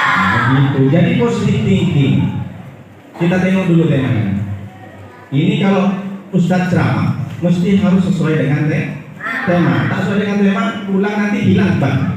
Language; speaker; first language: Indonesian; non-native, local second language; Madurese